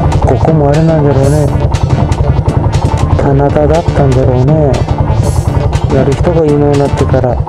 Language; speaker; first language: Japanese; native; Japanese